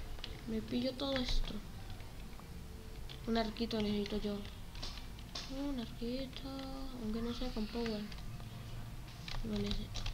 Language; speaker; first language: Spanish; native; Spanish